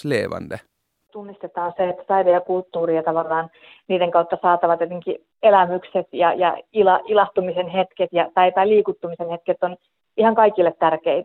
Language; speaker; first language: Finnish; native; Finnish